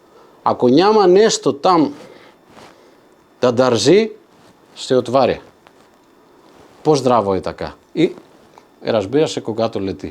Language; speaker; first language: Bulgarian; non-native, fluent; Macedonian